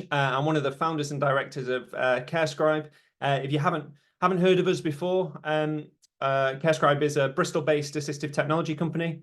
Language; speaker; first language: English; native; English